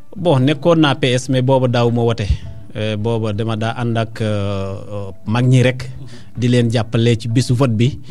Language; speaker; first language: Wolof; non-native, local second language; Fula